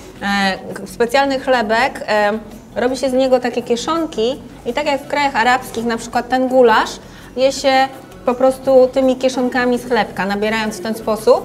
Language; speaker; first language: Polish; native; Polish